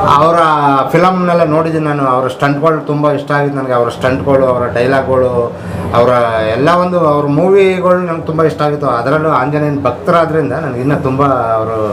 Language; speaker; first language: Kannada; native; Kannada